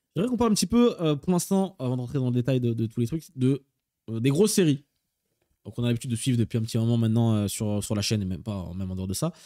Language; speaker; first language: French; native; French